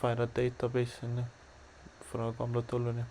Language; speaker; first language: Icelandic; non-native, learner; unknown